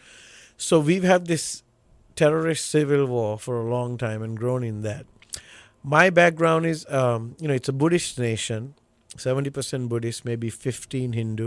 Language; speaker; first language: English; non-native, local second language; Sinhala